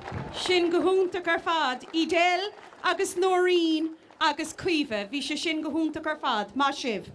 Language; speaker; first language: Irish; native; Irish